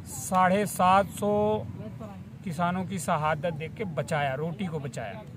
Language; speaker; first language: Hindi; native; Hindi